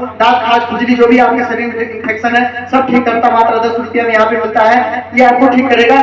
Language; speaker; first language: Hindi; native; Hindi